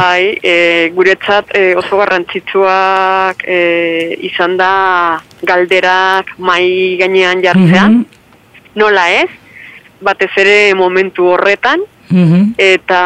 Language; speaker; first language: Basque; non-native, fluent; Spanish